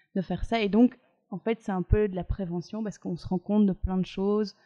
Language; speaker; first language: French; native; French